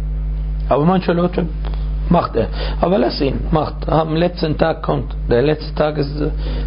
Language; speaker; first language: German; non-native, fluent; Arabic